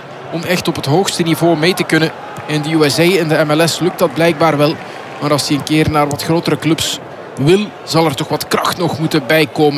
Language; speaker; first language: Dutch; native; Dutch